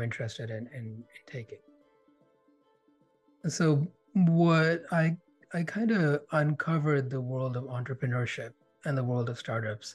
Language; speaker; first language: English; non-native, local second language; Hindi